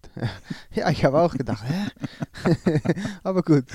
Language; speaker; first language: German; non-native, learner; Dutch